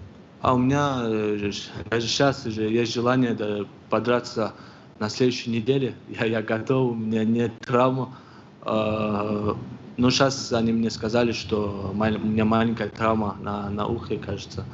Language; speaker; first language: Russian; non-native, local second language; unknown